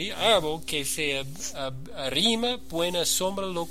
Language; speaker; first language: Spanish; non-native, learner; English